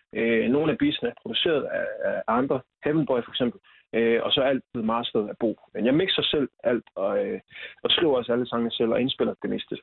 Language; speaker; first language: Danish; early bilingual, other home language; Swahili